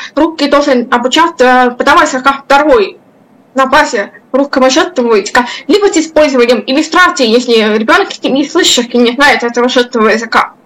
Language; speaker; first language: Russian; non-native, local second language; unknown